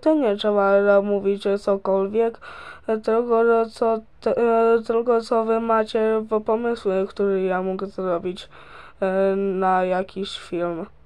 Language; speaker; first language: Polish; early bilingual, heritage; Polish